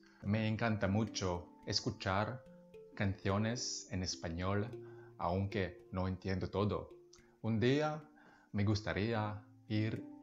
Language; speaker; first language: Spanish; non-native, learner; Russian